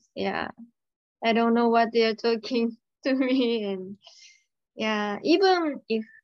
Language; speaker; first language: English; non-native, learner; Japanese